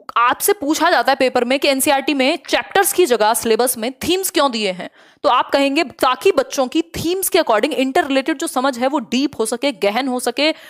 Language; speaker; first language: Hindi; native; Hindi